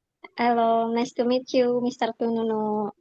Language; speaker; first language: English; non-native, fluent; Indonesian